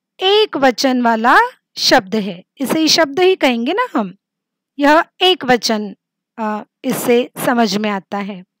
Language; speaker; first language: Hindi; non-native, local second language; Marathi